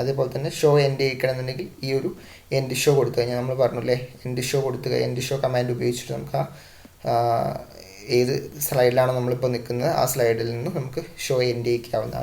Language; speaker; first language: Malayalam; native; Malayalam